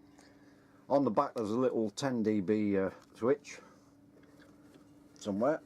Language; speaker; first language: English; native; English